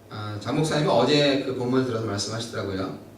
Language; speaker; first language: Korean; native; Korean